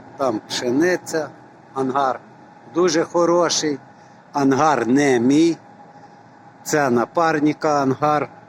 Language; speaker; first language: Ukrainian; native; Ukrainian